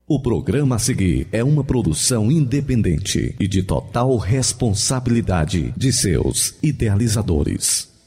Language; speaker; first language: Portuguese; native; Portuguese